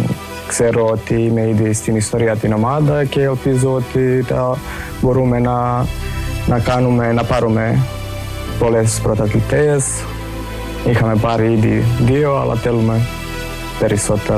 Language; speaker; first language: Greek; non-native, learner; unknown